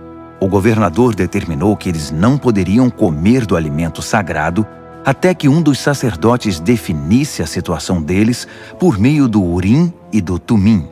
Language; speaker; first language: Portuguese; native; Portuguese